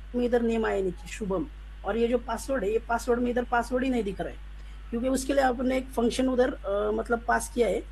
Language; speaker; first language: Hindi; non-native, local second language; Marathi